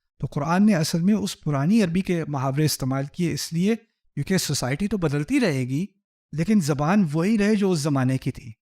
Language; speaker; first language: Urdu; early bilingual, heritage; Urdu